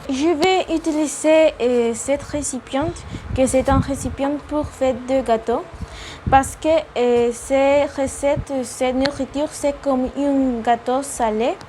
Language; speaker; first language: French; non-native, learner; Spanish